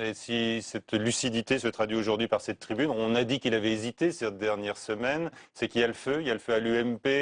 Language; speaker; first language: French; native; French